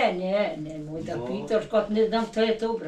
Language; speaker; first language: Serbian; non-native, local second language; Albanian